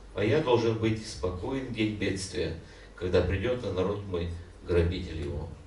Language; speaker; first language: Russian; non-native, local second language; Ukrainian